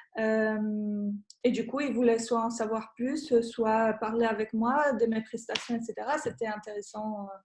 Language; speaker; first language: French; non-native, fluent; Polish